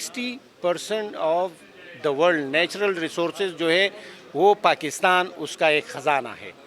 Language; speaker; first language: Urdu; non-native, local second language; Pashto